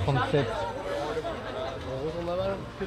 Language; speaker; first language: French; native; French